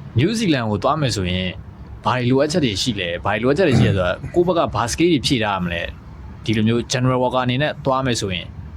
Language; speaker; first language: Burmese; native; Burmese